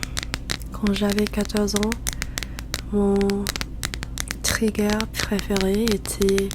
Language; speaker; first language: French; non-native, learner; English